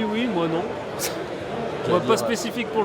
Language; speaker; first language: French; native; French